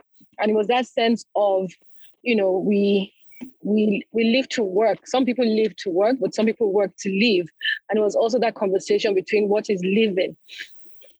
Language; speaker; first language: English; non-native, local second language; Yoruba